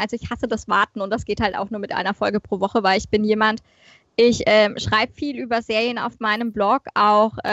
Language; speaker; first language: German; native; German